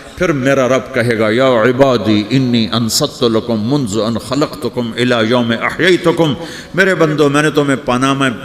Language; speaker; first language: Urdu; non-native, local second language; Punjabi